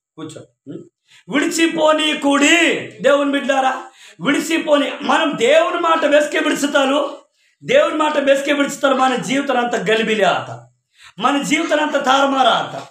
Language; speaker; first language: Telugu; non-native, local second language; Koya